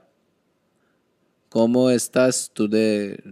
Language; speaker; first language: Spanish; non-native, learner; Hindi